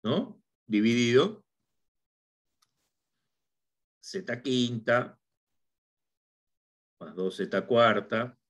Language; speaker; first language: Spanish; native; Spanish